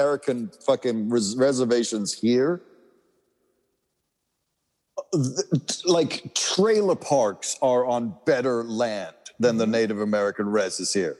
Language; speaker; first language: English; native; English